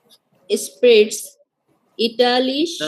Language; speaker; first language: German; non-native, learner; Bangla